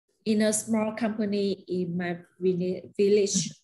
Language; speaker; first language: English; non-native, learner; Vietnamese